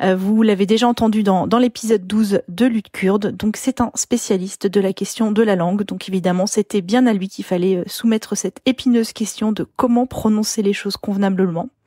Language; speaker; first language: French; native; French